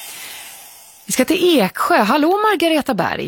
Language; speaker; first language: Swedish; native; Swedish